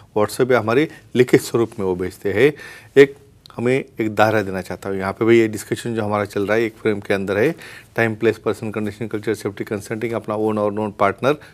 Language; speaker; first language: Hindi; non-native, local second language; Marathi